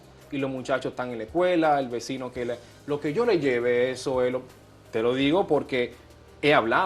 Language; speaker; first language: Spanish; native; Spanish